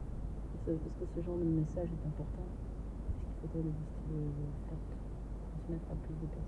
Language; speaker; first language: French; native; French